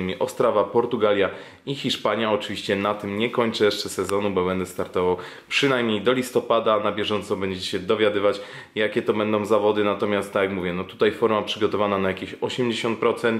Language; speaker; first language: Polish; native; Polish